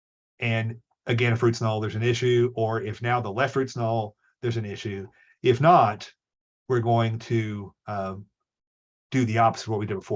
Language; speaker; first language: English; native; English